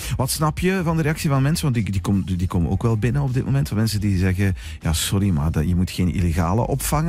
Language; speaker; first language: Dutch; native; Dutch